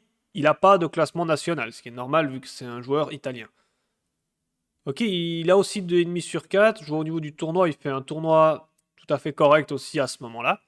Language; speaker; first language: French; native; French